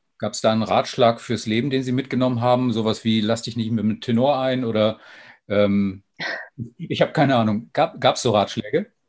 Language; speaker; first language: German; native; German